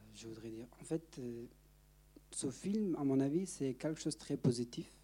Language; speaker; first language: French; non-native, learner; Persian